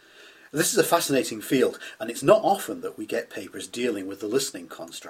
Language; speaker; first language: English; native; English